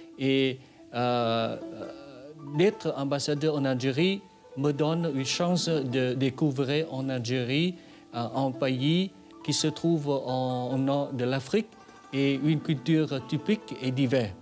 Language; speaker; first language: French; non-native, fluent; Vietnamese